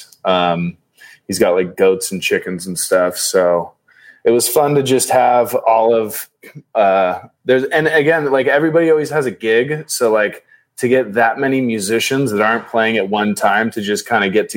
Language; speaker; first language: English; native; English